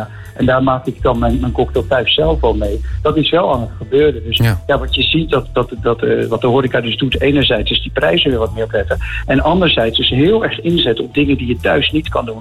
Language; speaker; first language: Dutch; native; Dutch